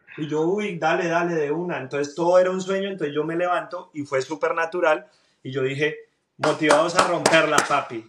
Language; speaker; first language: Spanish; native; Spanish